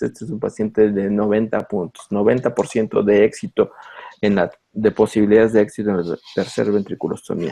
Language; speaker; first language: Spanish; native; Spanish